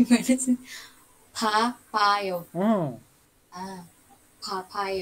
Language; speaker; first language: Korean; non-native, learner; Indonesian